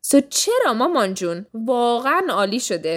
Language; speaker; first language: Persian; early bilingual, heritage; Persian